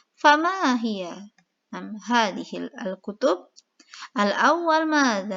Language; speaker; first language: Arabic; non-native, fluent; Indonesian